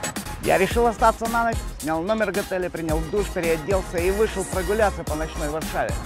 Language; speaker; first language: Russian; native; Russian